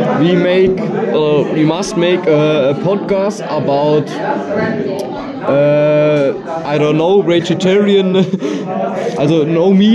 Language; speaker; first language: English; non-native, learner; German